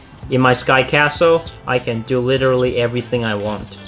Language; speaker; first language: English; non-native, fluent; Chinese